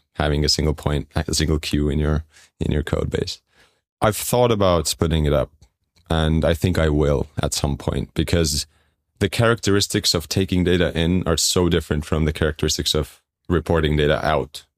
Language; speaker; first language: English; non-native, fluent; Estonian